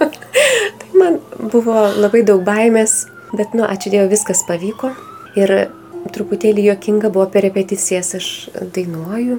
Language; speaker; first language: Lithuanian; native; Lithuanian